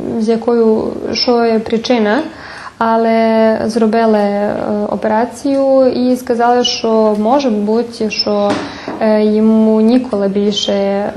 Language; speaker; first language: Ukrainian; early bilingual, heritage; Ukrainian